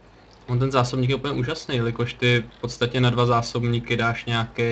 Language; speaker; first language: Czech; native; Czech